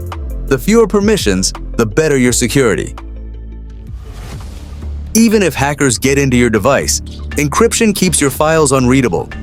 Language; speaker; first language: English; native; English